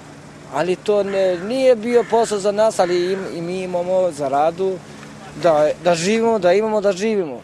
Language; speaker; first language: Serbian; non-native, local second language; Romany